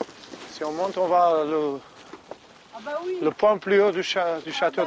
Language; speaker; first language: French; non-native, fluent; Portuguese